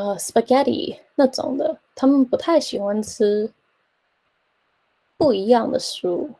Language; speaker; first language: Chinese; early bilingual, heritage; Chinese